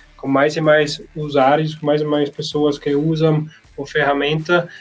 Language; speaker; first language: Portuguese; non-native, learner; German